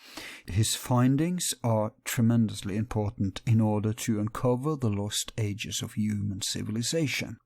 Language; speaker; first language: English; non-native, fluent; Norwegian